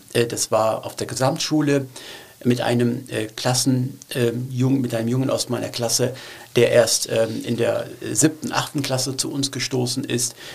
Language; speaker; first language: German; early bilingual, other home language; Turkish